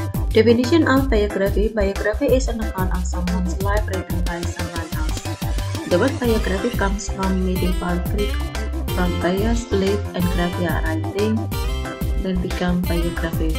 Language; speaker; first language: English; non-native, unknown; Indonesian